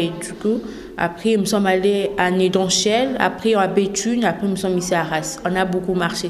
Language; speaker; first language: French; non-native, local second language; Lingala